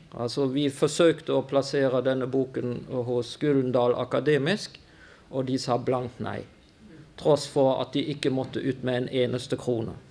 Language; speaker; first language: Norwegian; non-native, fluent; German